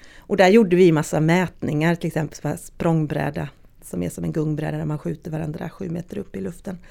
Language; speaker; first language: Swedish; native; Swedish